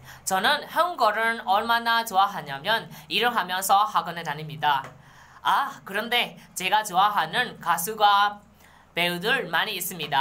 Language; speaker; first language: Korean; non-native, learner; Burmese